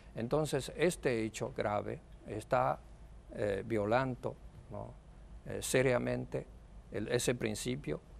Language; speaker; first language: Spanish; non-native, fluent; Chinese